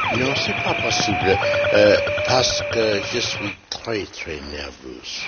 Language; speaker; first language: French; non-native, learner; English